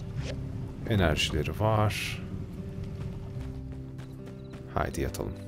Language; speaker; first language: Turkish; native; Turkish